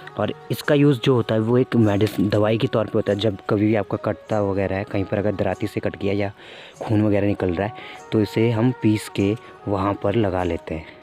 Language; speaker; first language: Hindi; non-native, local second language; Garhwali